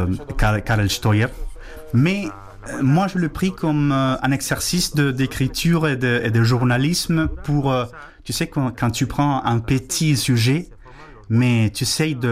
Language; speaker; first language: French; non-native, fluent; Spanish